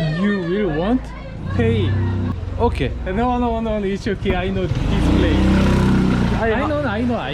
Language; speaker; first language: English; non-native, learner; Korean